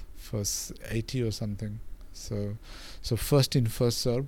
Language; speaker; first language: English; non-native, local second language; Nepali